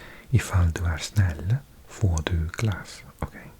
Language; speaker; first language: Swedish; non-native, learner; English